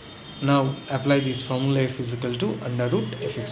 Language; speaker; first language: English; non-native, local second language; Bangla